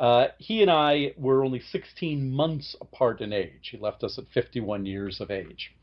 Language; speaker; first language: English; native; English